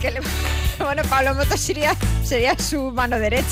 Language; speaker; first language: Spanish; native; Spanish